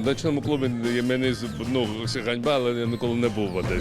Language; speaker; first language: Ukrainian; non-native, learner; Georgian